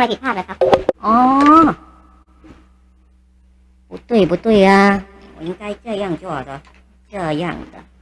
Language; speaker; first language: Chinese; non-native, learner; Thai